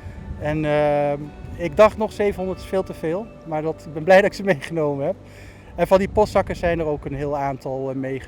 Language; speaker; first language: Dutch; native; Dutch